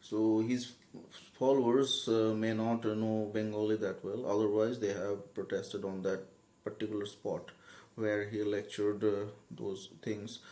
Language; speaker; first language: English; non-native, local second language; Bangla